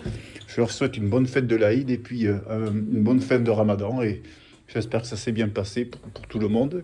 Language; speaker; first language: French; native; French